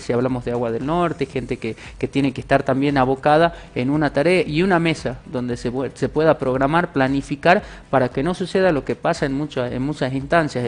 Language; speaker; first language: Spanish; native; Spanish